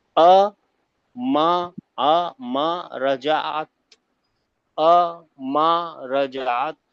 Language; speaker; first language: Hindi; native; Hindi